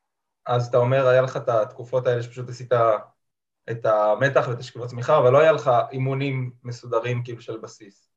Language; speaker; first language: Hebrew; native; Hebrew